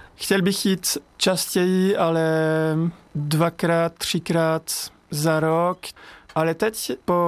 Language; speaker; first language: Czech; non-native, learner; French